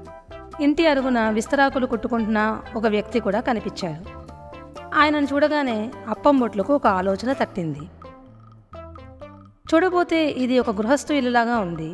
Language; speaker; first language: Telugu; native; Telugu